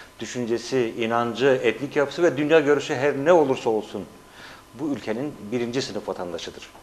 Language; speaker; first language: Turkish; native; Turkish